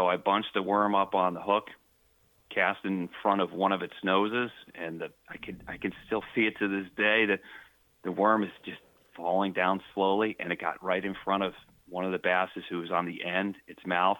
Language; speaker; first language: English; native; English